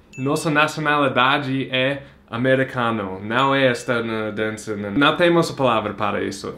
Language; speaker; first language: Portuguese; non-native, fluent; English